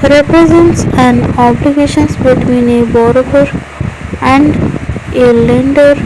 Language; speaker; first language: English; non-native, local second language; Kannada